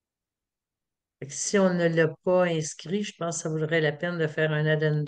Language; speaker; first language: French; native; French